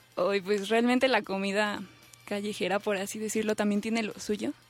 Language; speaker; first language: Spanish; native; Spanish